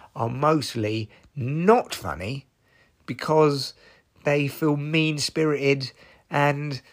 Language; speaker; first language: English; native; English